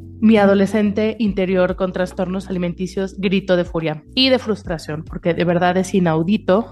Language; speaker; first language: Spanish; native; Spanish